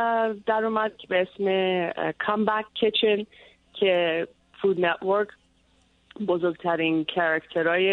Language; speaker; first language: Persian; early bilingual, heritage; Persian